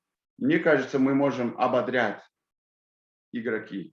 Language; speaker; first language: Russian; non-native, fluent; English